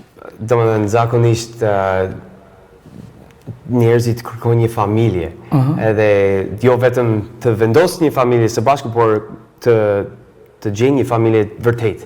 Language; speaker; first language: Albanian; non-native, fluent; English